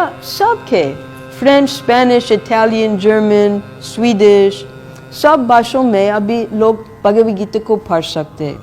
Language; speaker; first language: Hindi; non-native, fluent; English